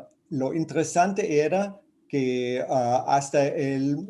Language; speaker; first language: Spanish; non-native, fluent; German